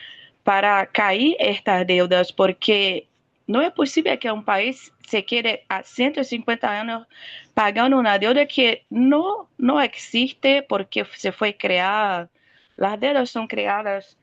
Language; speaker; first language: Spanish; non-native, fluent; Portuguese